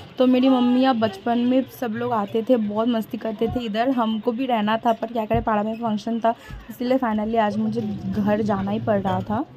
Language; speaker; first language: Hindi; non-native, local second language; Bangla